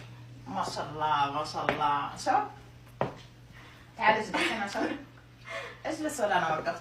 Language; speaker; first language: Arabic; native; Arabic